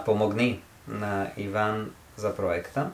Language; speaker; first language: Bulgarian; non-native, learner; English